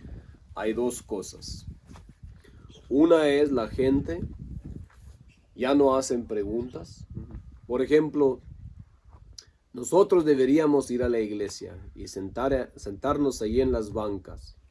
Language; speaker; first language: Spanish; non-native, local second language; Low German